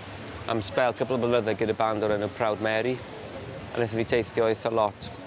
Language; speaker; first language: Welsh; native; Welsh